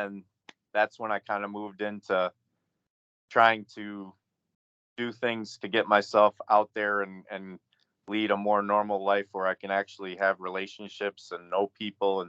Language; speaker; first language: English; native; English